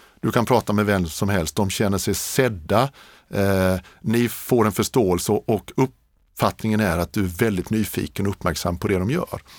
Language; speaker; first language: Swedish; native; Swedish